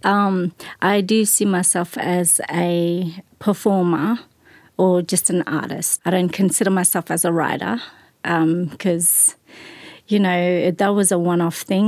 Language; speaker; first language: English; native; English